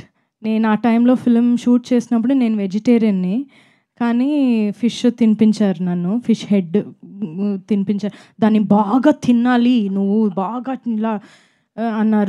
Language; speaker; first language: Telugu; non-native, fluent; Malayalam